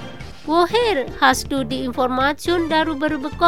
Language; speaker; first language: German; non-native, fluent; Indonesian